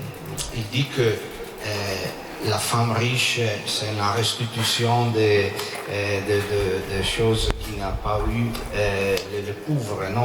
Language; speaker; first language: French; non-native, learner; Italian